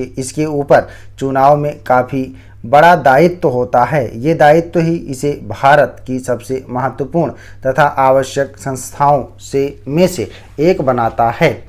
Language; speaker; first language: Hindi; native; Hindi